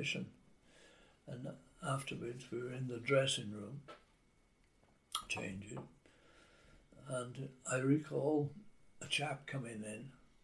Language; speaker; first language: English; native; English